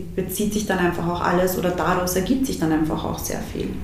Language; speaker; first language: German; early bilingual, other home language; Bosnian